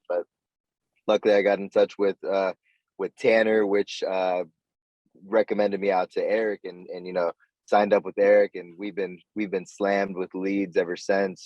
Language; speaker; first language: English; native; English